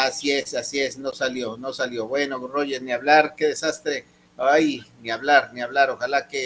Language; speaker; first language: Spanish; native; Spanish